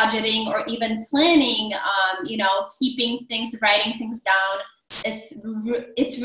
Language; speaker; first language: English; non-native, fluent; Polish